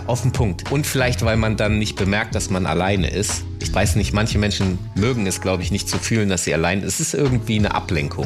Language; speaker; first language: German; native; German